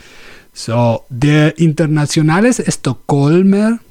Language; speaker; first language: German; non-native, learner; Spanish